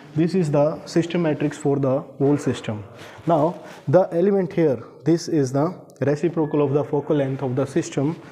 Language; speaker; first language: English; non-native, local second language; Hindi